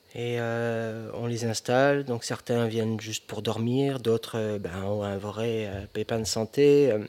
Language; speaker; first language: French; native; French